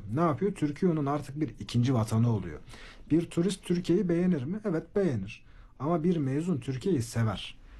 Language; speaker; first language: Turkish; native; Turkish